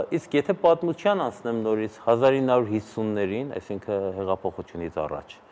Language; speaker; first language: Armenian; early bilingual, heritage; Armenian